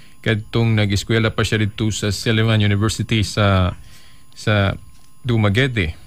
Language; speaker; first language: Cebuano; native; Cebuano